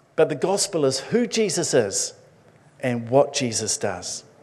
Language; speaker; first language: English; native; English